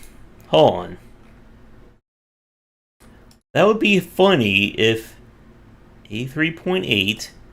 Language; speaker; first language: English; native; English